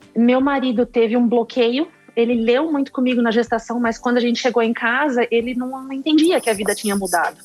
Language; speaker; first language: Portuguese; native; Portuguese